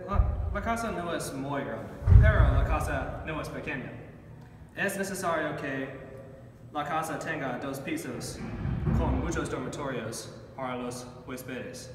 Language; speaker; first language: Spanish; non-native, learner; English